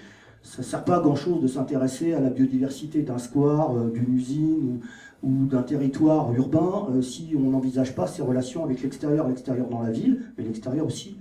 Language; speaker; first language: French; native; French